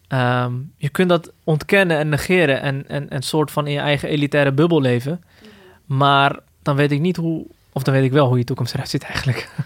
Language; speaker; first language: Dutch; early bilingual, other home language; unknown